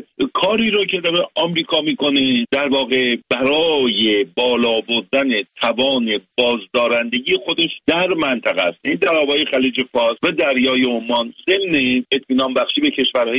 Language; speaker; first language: Persian; native; Persian